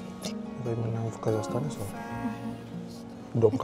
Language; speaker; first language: Russian; non-native, learner; Indonesian